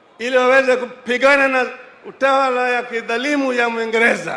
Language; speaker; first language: Swahili; non-native, local second language; Kikuyu